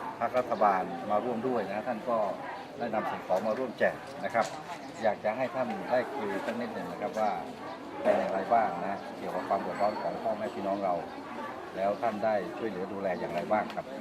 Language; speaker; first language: Thai; native; Thai